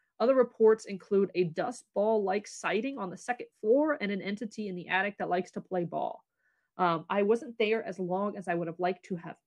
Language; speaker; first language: English; native; English